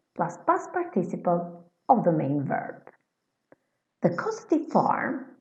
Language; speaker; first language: English; non-native, fluent; Albanian